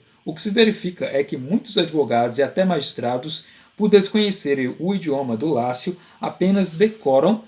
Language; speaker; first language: Portuguese; native; Portuguese